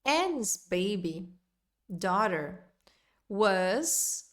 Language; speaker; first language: English; non-native, fluent; Portuguese